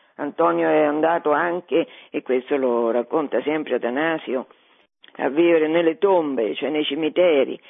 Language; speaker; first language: Italian; native; Italian